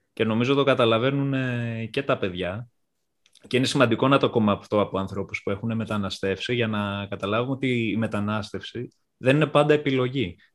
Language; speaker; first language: Greek; native; Greek